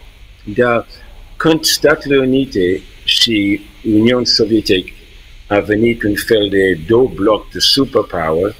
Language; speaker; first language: Romanian; early bilingual, heritage; English